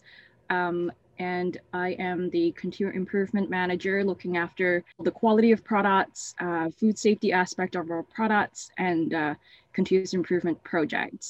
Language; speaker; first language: English; non-native, local second language; Cantonese